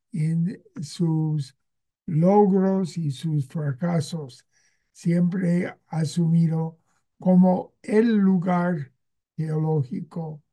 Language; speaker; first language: Spanish; non-native, fluent; English